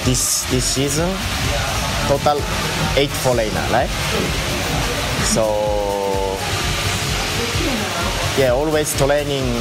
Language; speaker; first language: English; non-native, learner; Japanese